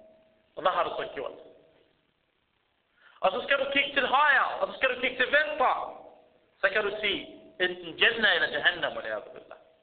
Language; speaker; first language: Danish; early bilingual, other home language; Arabic